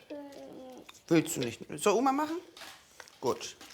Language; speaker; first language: German; native; German